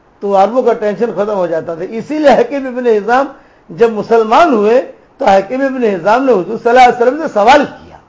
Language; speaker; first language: Urdu; non-native, local second language; Gujarati